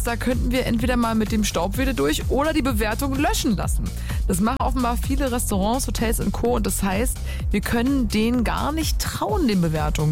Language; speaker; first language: German; native; German